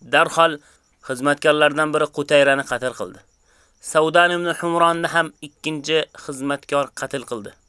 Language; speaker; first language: Uzbek; native; Uzbek